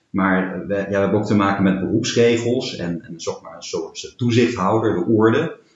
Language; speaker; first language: Dutch; native; Dutch